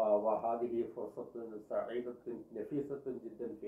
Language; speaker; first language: Arabic; non-native, fluent; Urdu